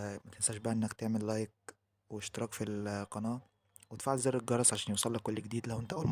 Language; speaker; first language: Arabic; native; Arabic